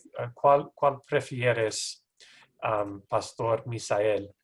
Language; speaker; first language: Spanish; non-native, learner; English